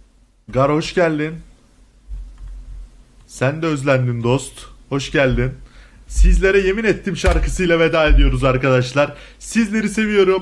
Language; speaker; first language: Turkish; native; Turkish